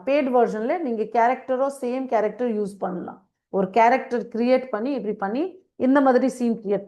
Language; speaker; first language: Tamil; non-native, fluent; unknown